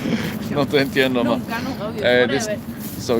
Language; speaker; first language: Spanish; non-native, fluent; English